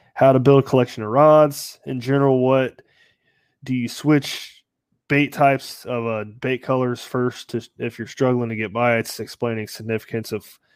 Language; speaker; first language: English; native; English